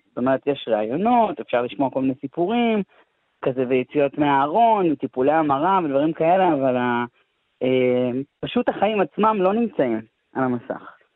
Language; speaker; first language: Hebrew; native; Hebrew